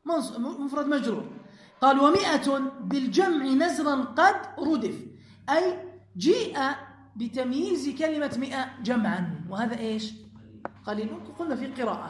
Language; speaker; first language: Arabic; native; Arabic